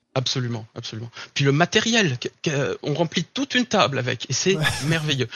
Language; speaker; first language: French; native; French